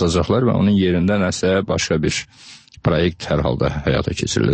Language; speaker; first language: Azerbaijani; native; Azerbaijani